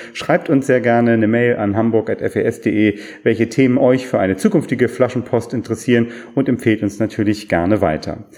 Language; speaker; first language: German; native; German